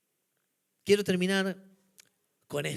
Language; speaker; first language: Spanish; native; Spanish